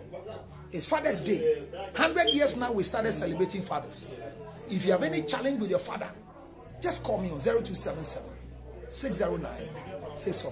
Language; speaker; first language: English; non-native, local second language; Akan